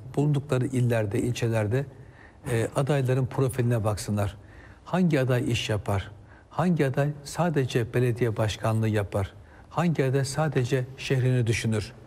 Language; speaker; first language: Turkish; native; Turkish